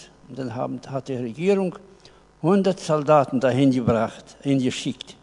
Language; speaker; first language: German; early bilingual, heritage; German